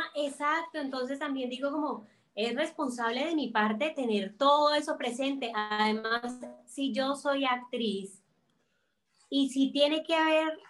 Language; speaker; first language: Spanish; native; Spanish